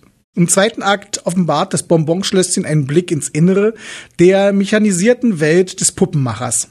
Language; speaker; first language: German; native; German